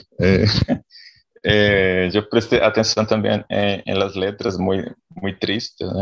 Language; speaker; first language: Spanish; non-native, fluent; Portuguese